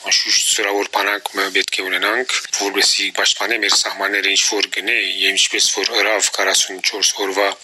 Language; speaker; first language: Armenian; early bilingual, heritage; Armenian